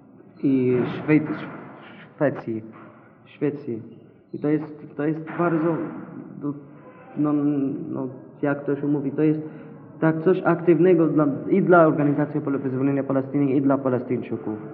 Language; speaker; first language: Polish; non-native, fluent; Arabic